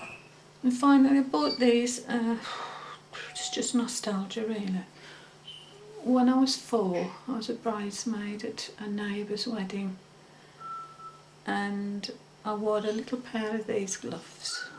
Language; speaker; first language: English; native; English